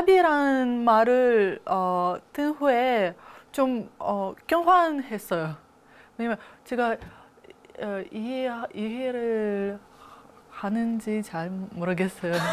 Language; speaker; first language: Korean; non-native, learner; Russian